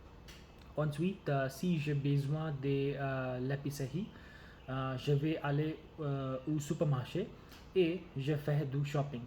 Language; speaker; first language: French; non-native, learner; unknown